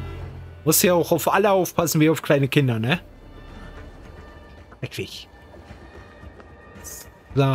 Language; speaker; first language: German; native; German